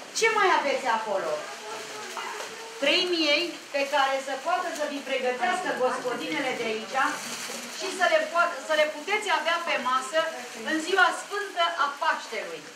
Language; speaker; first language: Romanian; native; Romanian